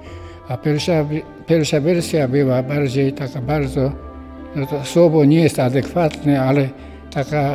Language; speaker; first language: Polish; non-native, fluent; Japanese